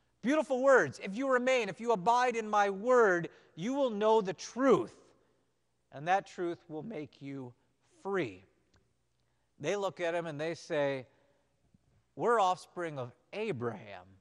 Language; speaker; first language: English; native; English